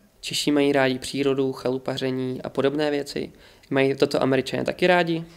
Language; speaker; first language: Czech; native; Czech